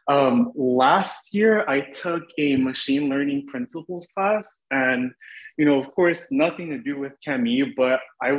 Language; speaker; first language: English; native; English